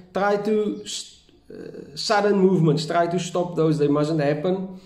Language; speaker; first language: English; non-native, local second language; Afrikaans